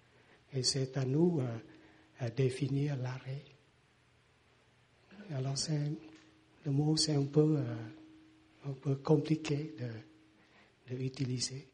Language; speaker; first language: French; non-native, learner; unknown